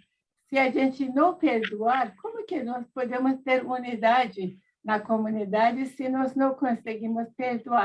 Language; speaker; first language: Portuguese; non-native, fluent; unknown